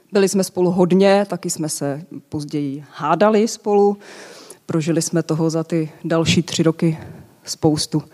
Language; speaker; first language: Czech; native; Czech